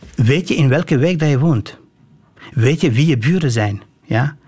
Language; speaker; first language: Dutch; non-native, fluent; Albanian